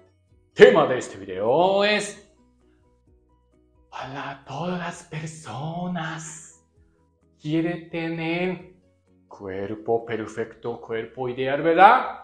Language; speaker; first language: Spanish; non-native, learner; Japanese